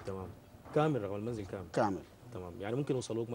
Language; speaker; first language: Arabic; native; Arabic